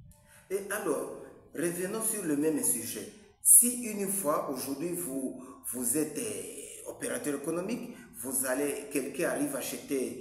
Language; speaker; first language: French; non-native, local second language; Swahili